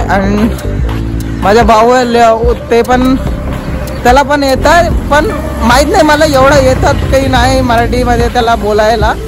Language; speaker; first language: Marathi; non-native, local second language; Hindi